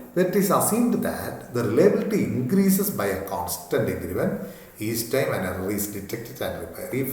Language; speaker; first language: English; non-native, local second language; Malayalam